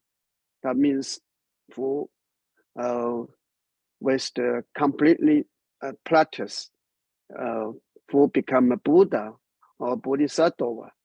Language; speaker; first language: English; non-native, learner; Chinese